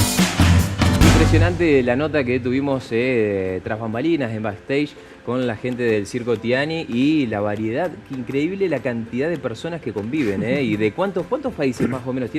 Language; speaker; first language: Spanish; native; Spanish